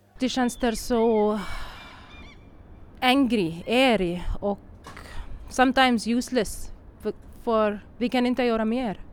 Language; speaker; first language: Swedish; non-native, fluent; Arabic